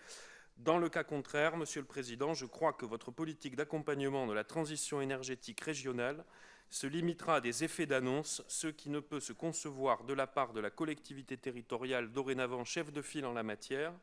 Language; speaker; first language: French; native; French